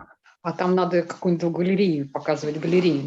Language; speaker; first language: Russian; native; Russian